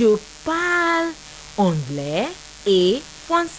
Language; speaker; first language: French; non-native, fluent; Yoruba